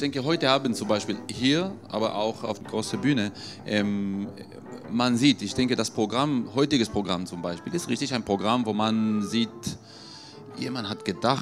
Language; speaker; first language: German; non-native, fluent; Hebrew